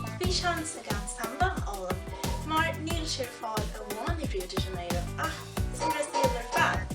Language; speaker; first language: Irish; non-native, fluent; Portuguese